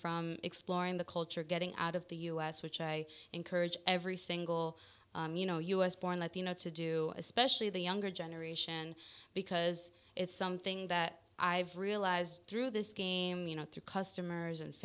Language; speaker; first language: English; early bilingual, other home language; Spanish